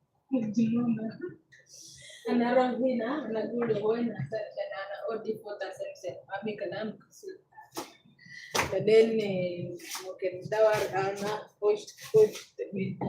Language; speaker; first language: Arabic; non-native, learner; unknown